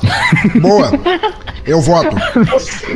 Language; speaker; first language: Portuguese; native; Portuguese